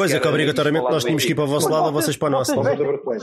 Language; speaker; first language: Portuguese; native; Portuguese